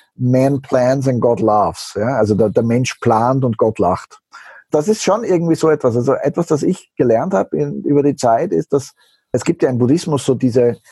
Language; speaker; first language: German; native; German